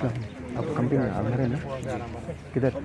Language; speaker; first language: Hindi; non-native, local second language; Malayalam